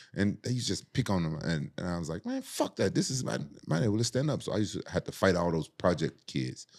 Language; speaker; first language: English; native; English